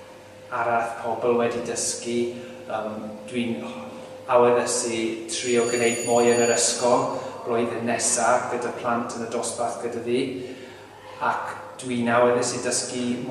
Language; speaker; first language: Welsh; non-native, learner; English